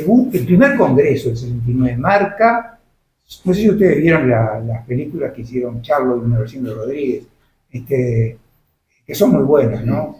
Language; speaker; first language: Spanish; native; Spanish